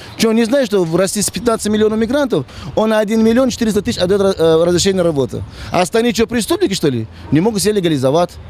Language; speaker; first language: Russian; non-native, local second language; Tajik